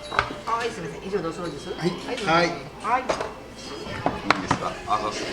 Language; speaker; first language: Japanese; native; Japanese